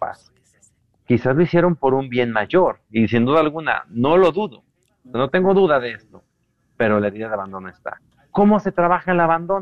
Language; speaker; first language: Spanish; native; Spanish